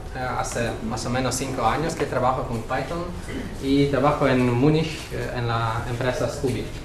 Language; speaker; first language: Spanish; non-native, learner; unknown